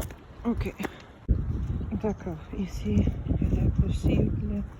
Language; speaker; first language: French; non-native, fluent; German